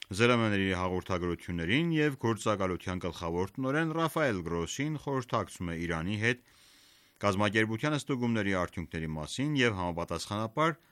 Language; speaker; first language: Armenian; native; Armenian